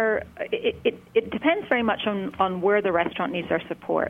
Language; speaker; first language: English; native; English